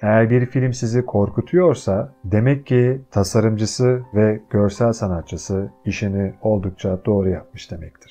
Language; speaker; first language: Turkish; native; Turkish